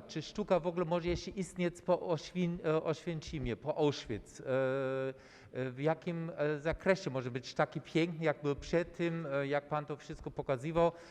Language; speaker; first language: Polish; non-native, fluent; German